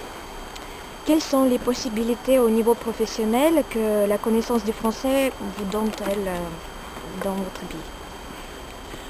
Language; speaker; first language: French; non-native, fluent; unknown